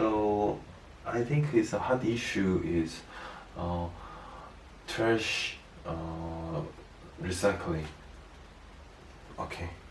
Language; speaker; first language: English; non-native, learner; Korean